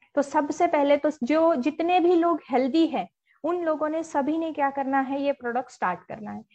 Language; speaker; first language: Hindi; non-native, local second language; Marathi